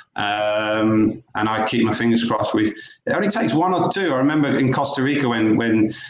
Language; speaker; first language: English; native; English